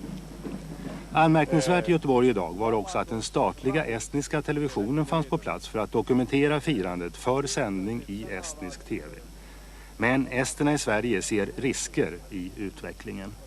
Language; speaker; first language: Swedish; native; Swedish